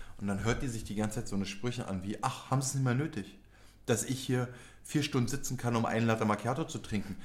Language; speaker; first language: German; early bilingual, other home language; Polish